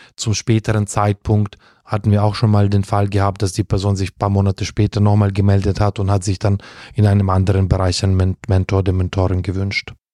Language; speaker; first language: German; non-native, fluent; Russian